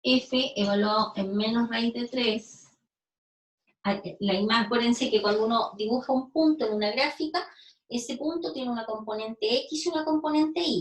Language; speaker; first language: Spanish; native; Spanish